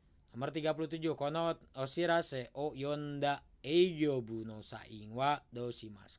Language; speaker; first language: Japanese; non-native, fluent; Indonesian